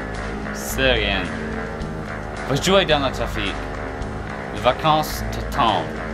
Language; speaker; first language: French; non-native, learner; English